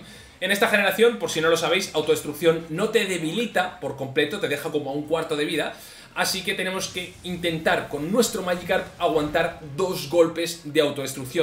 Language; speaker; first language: Spanish; native; Spanish